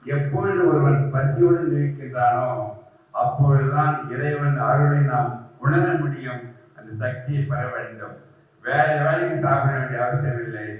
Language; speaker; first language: Tamil; native; Tamil